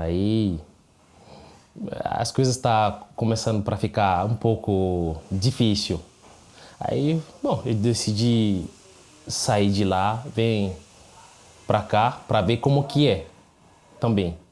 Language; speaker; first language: Portuguese; non-native, fluent; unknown